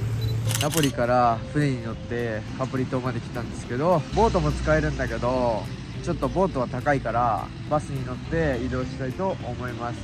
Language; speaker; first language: Japanese; native; Japanese